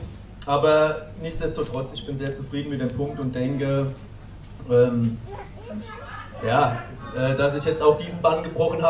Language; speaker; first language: German; native; German